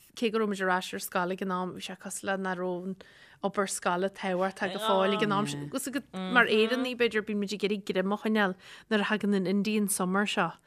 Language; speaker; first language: Irish; native; Irish